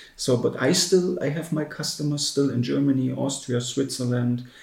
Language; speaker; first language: English; non-native, fluent; German